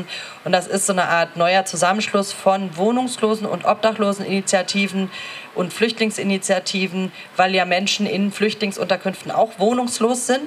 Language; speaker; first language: German; native; German